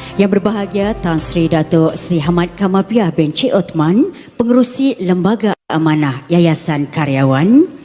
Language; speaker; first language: Malay; native; Malay